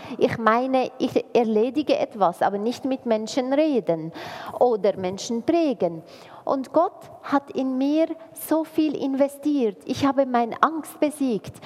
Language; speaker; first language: German; non-native, fluent; Arabic